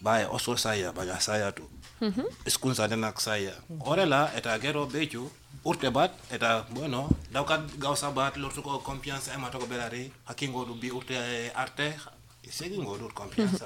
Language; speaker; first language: Basque; non-native, learner; Wolof